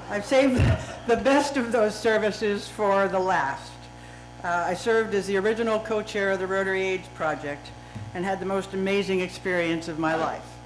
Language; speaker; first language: English; native; English